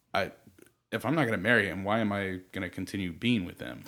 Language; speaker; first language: English; native; English